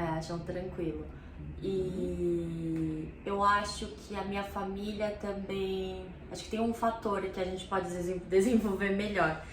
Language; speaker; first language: Portuguese; early bilingual, other home language; Korean